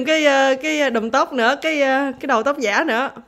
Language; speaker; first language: Vietnamese; native; Vietnamese